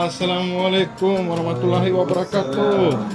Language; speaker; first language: Indonesian; non-native, learner; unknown